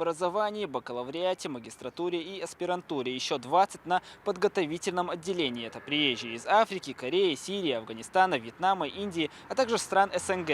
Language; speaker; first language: Russian; native; Russian